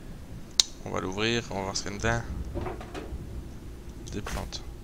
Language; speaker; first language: French; native; French